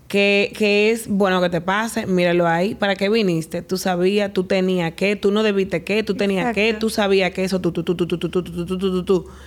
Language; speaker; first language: Spanish; native; Spanish